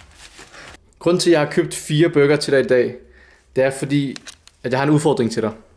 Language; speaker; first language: Danish; early bilingual, other home language; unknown